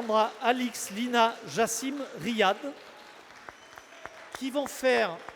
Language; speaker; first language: French; native; French